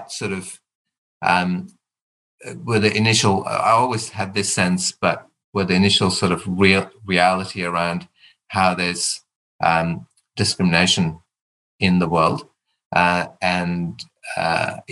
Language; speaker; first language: English; non-native, local second language; Tamil